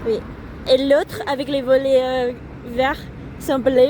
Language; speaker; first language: French; non-native, learner; Indonesian